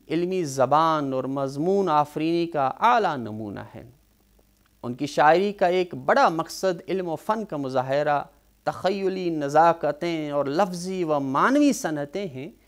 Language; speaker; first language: Urdu; non-native, local second language; Kashmiri